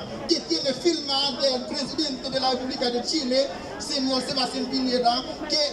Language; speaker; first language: Spanish; non-native, fluent; Haitian Creole